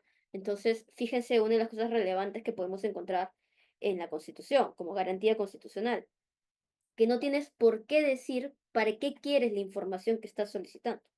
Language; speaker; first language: Spanish; native; Spanish